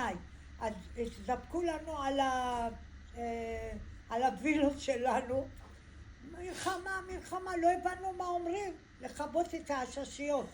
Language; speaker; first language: Hebrew; early bilingual, other home language; Arabic